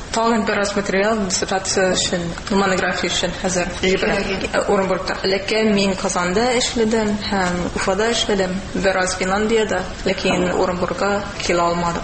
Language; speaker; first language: Tatar; non-native, fluent; English